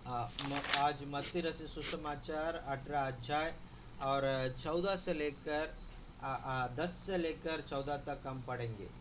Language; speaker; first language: Hindi; non-native, local second language; Telugu